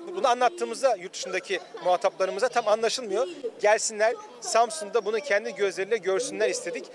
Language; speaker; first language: Turkish; native; Turkish